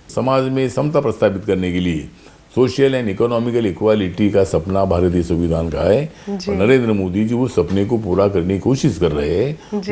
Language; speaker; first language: Hindi; non-native, local second language; Marathi